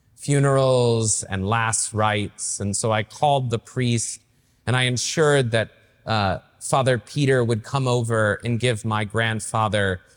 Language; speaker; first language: English; native; English